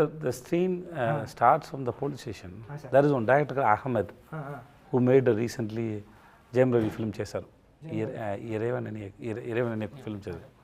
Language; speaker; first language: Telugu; non-native, learner; Tamil